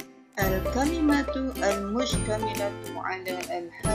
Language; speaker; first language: Arabic; non-native, fluent; Malay